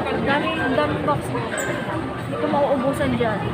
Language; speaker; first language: Filipino; native; Filipino